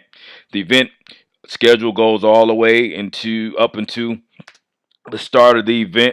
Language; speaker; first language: English; native; English